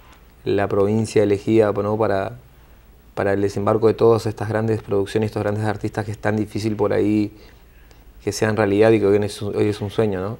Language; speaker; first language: Spanish; native; Spanish